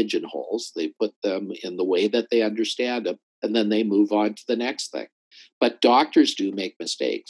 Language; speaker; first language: English; native; English